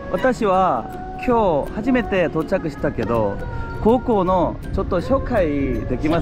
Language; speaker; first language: Japanese; non-native, learner; Korean